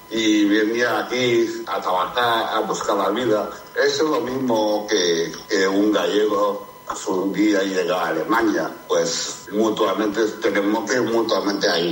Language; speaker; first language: Spanish; non-native, fluent; Chinese